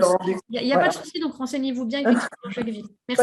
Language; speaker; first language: French; native; French